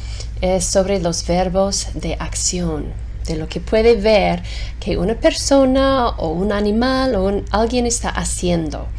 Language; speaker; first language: Spanish; non-native, fluent; English